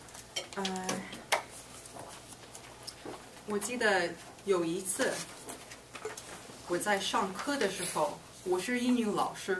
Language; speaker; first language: Chinese; non-native, fluent; English